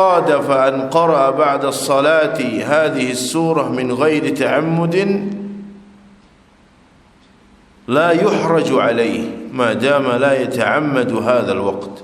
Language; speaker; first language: Arabic; non-native, fluent; Indonesian